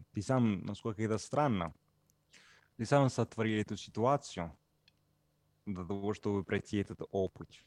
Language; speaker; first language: Russian; non-native, fluent; Italian